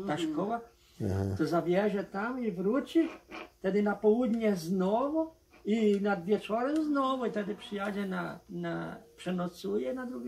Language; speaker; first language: Polish; early bilingual, heritage; Polish